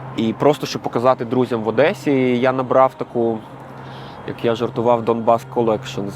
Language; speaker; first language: Ukrainian; native; Ukrainian